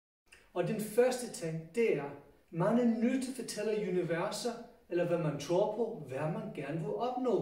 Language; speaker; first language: Danish; non-native, fluent; English